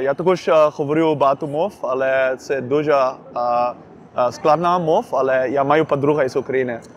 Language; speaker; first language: Ukrainian; non-native, learner; Dutch